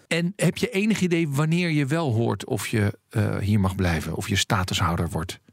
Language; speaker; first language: Dutch; native; Dutch